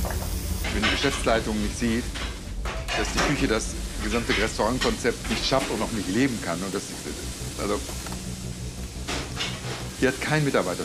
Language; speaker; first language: German; native; German